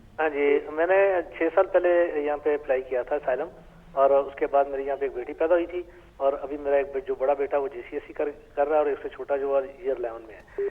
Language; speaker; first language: Urdu; non-native, local second language; Punjabi